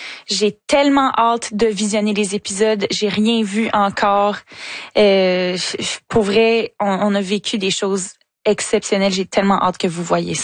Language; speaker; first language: French; native; French